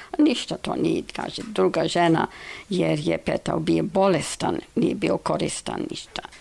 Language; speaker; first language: Serbian; non-native, fluent; English